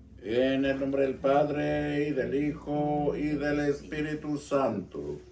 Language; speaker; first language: Spanish; native; Spanish